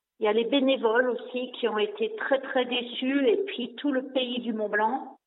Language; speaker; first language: French; non-native, local second language; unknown